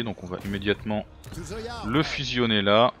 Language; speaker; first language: French; native; French